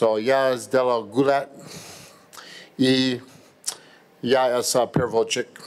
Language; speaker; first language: Russian; non-native, learner; English